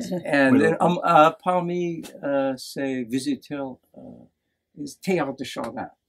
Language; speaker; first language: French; non-native, learner; English